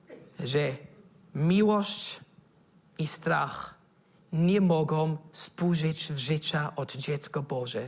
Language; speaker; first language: Polish; non-native, learner; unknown